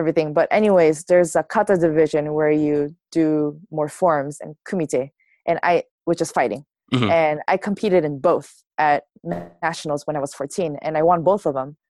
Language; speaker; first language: English; native; English